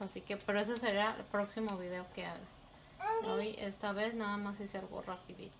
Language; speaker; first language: Spanish; native; Spanish